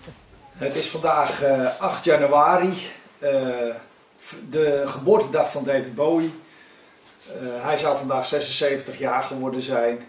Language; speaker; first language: Dutch; native; Dutch